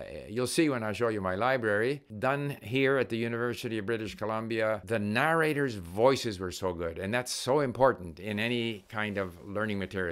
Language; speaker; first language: English; native; English